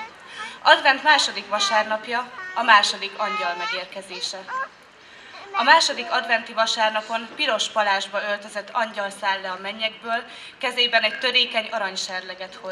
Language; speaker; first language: Hungarian; native; Hungarian